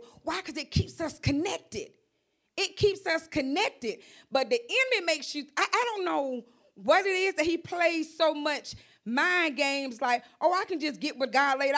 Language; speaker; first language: English; native; English